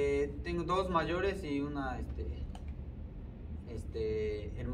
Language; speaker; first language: Spanish; non-native, fluent; Japanese